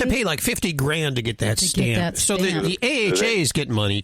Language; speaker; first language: English; native; English